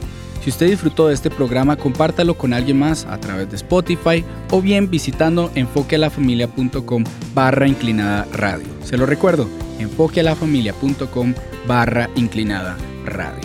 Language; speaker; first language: Spanish; native; Spanish